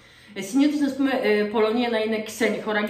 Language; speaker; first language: Greek; non-native, learner; Polish